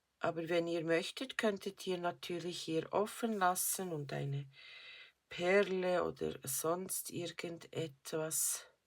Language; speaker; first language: German; native; German